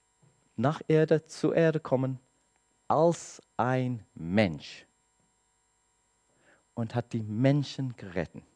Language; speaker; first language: German; non-native, learner; English